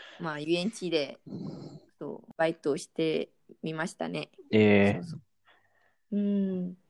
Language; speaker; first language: Japanese; non-native, fluent; Malay